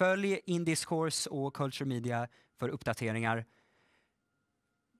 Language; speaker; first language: Swedish; native; Swedish